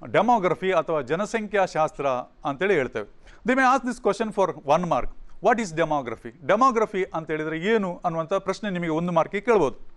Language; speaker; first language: Kannada; native; Kannada